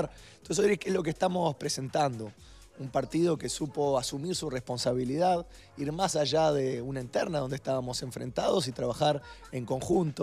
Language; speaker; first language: Spanish; native; Spanish